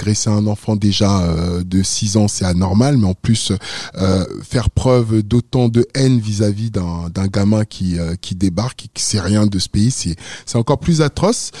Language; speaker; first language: French; early bilingual, other home language; Wolof